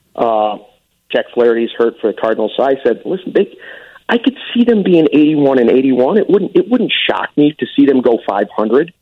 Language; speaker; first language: English; native; English